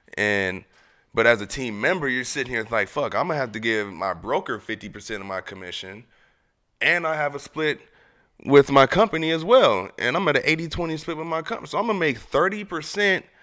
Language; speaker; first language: English; native; English